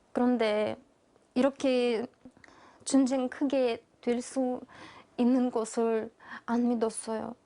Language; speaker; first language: Korean; non-native, learner; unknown